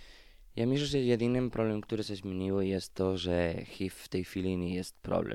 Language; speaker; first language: Polish; non-native, fluent; Spanish